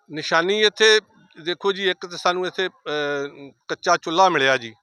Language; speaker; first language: Punjabi; native; Punjabi